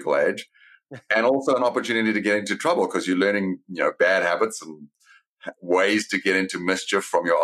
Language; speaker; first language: English; native; English